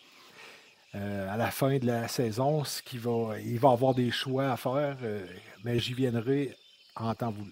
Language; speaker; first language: French; native; French